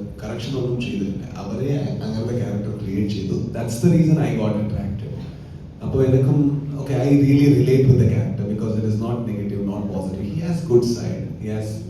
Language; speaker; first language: Malayalam; non-native, learner; Kannada